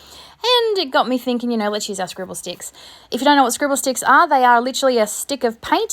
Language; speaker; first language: English; native; English